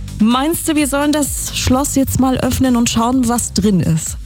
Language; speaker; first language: German; native; German